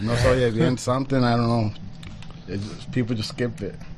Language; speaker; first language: English; early bilingual, other home language; Spanish